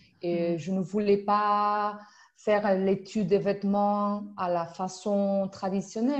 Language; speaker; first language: French; non-native, fluent; Spanish